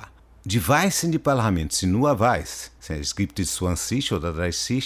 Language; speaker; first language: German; non-native, learner; Portuguese